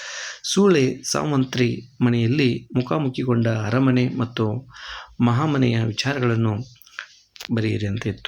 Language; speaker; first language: Kannada; native; Kannada